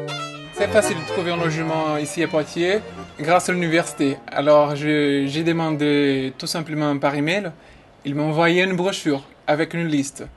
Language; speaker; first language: French; non-native, fluent; Portuguese